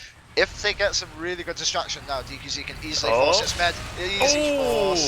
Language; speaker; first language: English; native; English